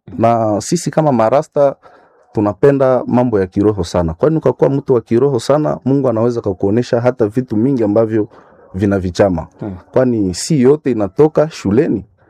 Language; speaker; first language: Swahili; non-native, local second language; Nande